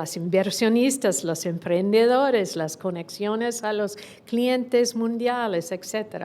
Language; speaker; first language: Spanish; non-native, fluent; English